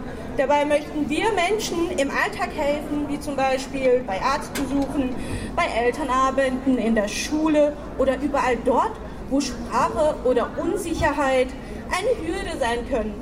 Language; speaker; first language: German; early bilingual, other home language; Turkish